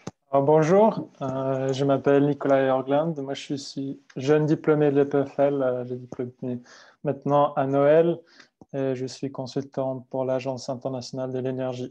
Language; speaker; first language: French; non-native, fluent; Swiss German